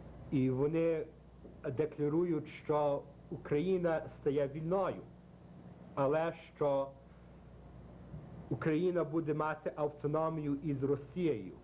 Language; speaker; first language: Ukrainian; early bilingual, heritage; Ukrainian